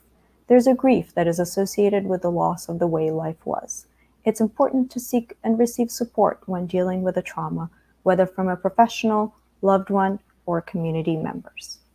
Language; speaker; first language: English; early bilingual, other home language; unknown